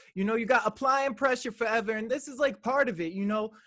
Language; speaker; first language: English; native; English